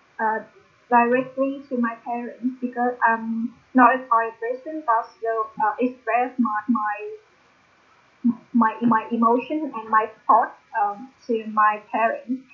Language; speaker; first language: English; non-native, learner; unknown